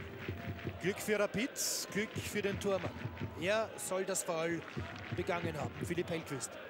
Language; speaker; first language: German; native; German